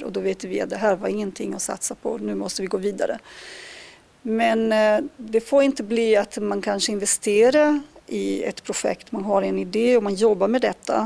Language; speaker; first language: Swedish; non-native, fluent; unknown